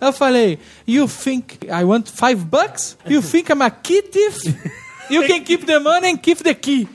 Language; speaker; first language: English; non-native, learner; Portuguese